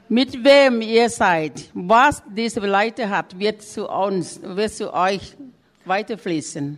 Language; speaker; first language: German; non-native, learner; Thai